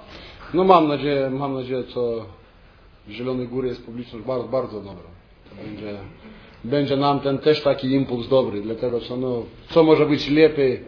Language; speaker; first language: Polish; non-native, fluent; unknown